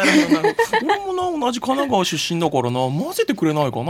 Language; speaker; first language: Japanese; native; Japanese